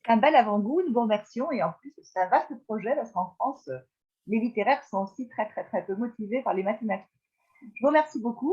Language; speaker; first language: French; native; French